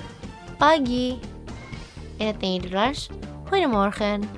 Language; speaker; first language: Dutch; non-native, fluent; Indonesian